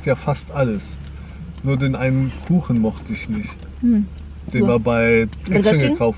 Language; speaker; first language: German; native; German